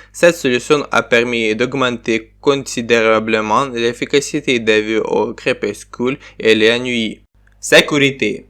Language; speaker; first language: French; non-native, learner; Ukrainian